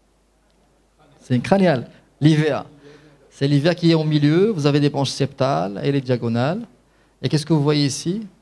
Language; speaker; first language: French; non-native, local second language; Arabic